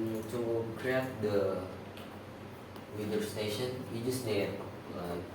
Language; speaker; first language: English; non-native, learner; Indonesian